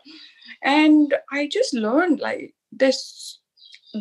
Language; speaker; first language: English; non-native, local second language; Hindi